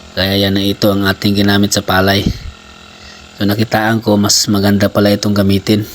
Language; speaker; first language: Filipino; non-native, local second language; Cebuano